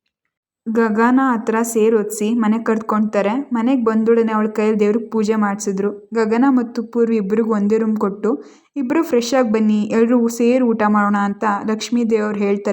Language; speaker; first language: Kannada; native; Kannada